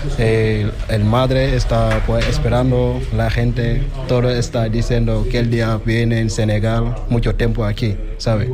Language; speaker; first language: Spanish; non-native, learner; Wolof